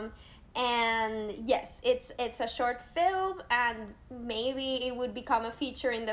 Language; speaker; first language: English; non-native, fluent; Spanish